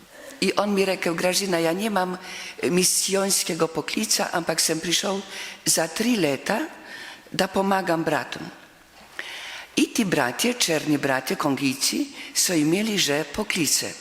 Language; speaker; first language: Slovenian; non-native, fluent; Polish